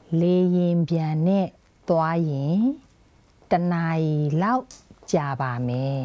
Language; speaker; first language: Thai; non-native, fluent; Burmese